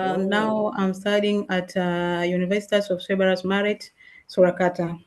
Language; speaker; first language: English; non-native, local second language; Swahili